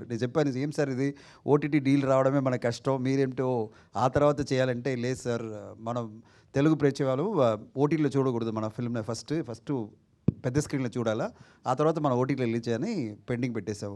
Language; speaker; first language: Telugu; non-native, fluent; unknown